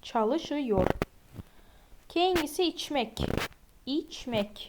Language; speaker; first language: Turkish; non-native, fluent; Uzbek